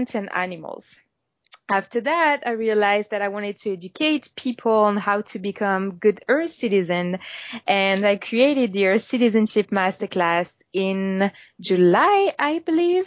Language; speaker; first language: English; non-native, fluent; French